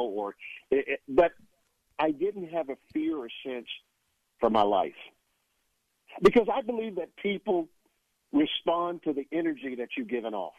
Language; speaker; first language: English; native; English